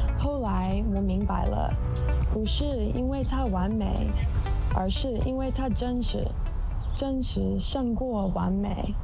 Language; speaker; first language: Chinese; non-native, fluent; English